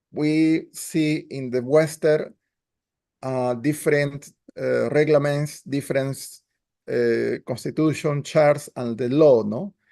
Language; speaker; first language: English; non-native, learner; Spanish